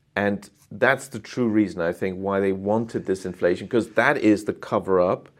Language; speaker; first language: English; non-native, fluent; German